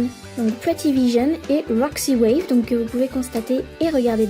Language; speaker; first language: French; native; French